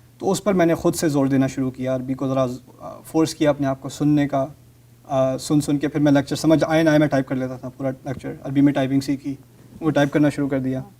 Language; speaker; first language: Urdu; early bilingual, heritage; Urdu